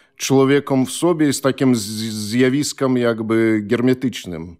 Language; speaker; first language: Polish; non-native, fluent; Belarusian